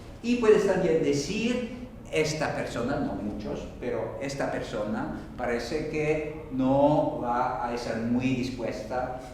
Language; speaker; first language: Spanish; non-native, fluent; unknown